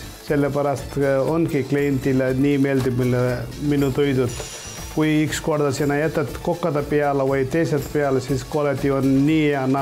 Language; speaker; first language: Estonian; non-native, learner; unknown